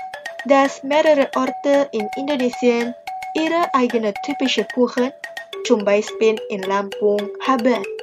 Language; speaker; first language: German; non-native, fluent; Indonesian